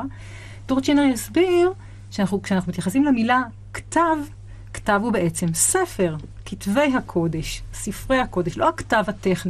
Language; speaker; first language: Hebrew; native; Hebrew